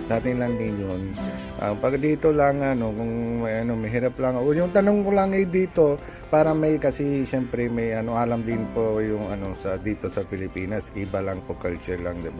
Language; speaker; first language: Filipino; non-native, learner; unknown